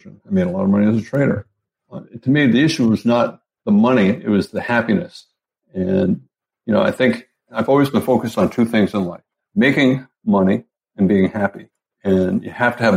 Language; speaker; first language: English; native; English